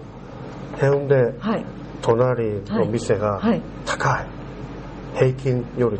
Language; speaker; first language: Japanese; non-native, learner; Korean